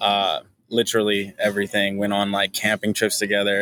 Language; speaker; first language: English; native; English